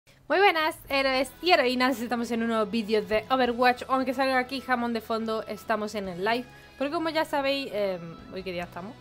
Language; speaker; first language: Spanish; native; Spanish